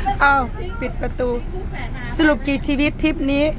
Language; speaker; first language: Thai; native; Thai